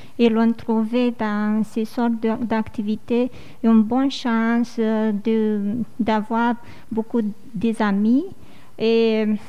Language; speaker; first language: French; non-native, fluent; Romanian